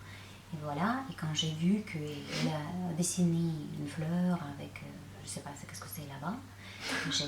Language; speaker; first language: French; non-native, fluent; Russian